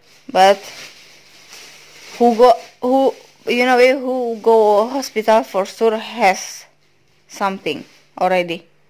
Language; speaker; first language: English; non-native, learner; Indonesian